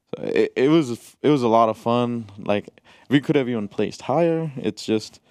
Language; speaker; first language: English; non-native, local second language; Gujarati